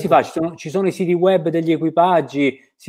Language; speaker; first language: Italian; native; Italian